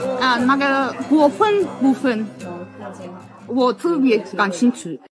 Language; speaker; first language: Chinese; non-native, learner; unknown